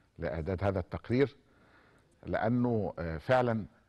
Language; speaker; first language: Arabic; native; Arabic